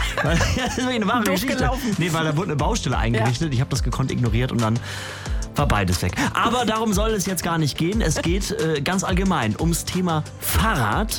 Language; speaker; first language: German; native; German